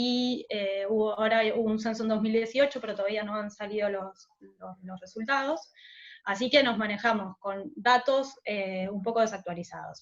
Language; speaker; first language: Spanish; native; Spanish